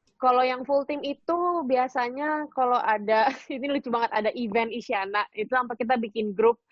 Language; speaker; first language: Indonesian; native; Indonesian